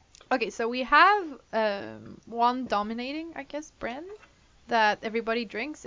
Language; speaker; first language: English; non-native, fluent; Turkish